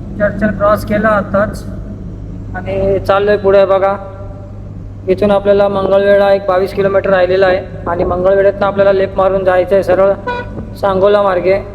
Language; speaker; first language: Marathi; non-native, local second language; Kannada